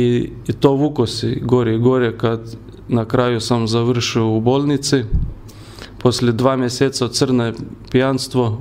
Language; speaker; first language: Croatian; non-native, learner; Lithuanian